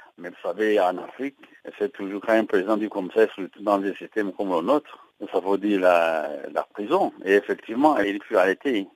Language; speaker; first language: French; non-native, local second language; Kinyarwanda